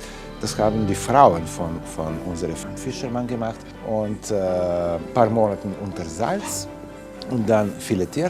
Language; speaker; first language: German; non-native, learner; Slovenian